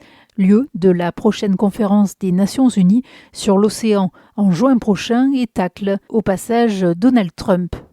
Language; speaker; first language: French; native; French